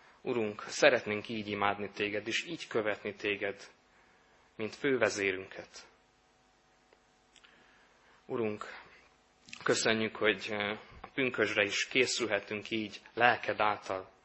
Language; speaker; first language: Hungarian; native; Hungarian